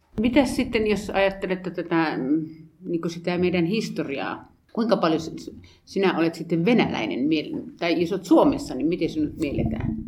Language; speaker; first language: Finnish; native; Finnish